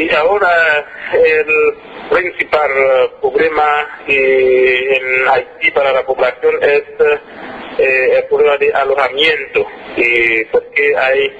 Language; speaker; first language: Spanish; non-native, fluent; French